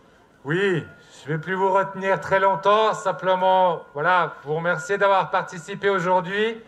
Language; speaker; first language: French; native; French